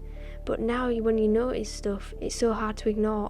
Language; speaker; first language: English; native; English